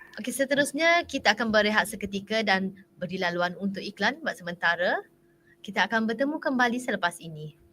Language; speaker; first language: Malay; native; Malay